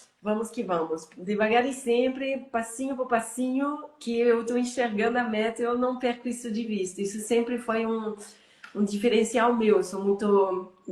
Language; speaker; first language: Portuguese; non-native, fluent; French